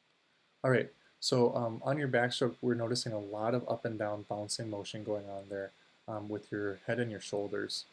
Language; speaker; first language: English; native; English